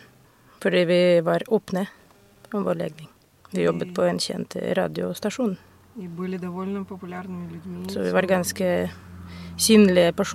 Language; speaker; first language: Norwegian; non-native, fluent; Russian